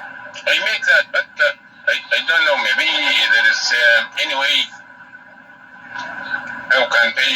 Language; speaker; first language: English; non-native, learner; Arabic